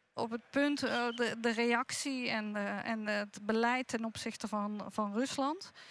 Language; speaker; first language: Dutch; native; Dutch